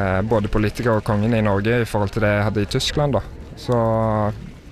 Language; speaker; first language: Norwegian; early bilingual, other home language; German